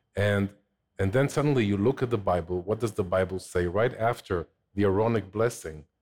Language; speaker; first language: English; non-native, fluent; Hebrew